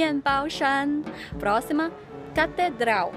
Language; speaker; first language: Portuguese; non-native, fluent; Chinese